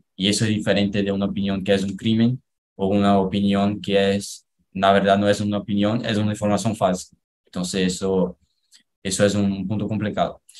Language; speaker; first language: Spanish; non-native, learner; Portuguese